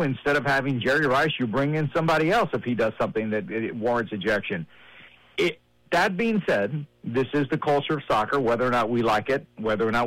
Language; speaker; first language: English; native; English